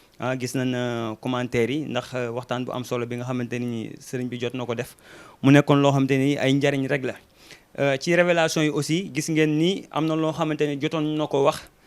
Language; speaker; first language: Wolof; native; Wolof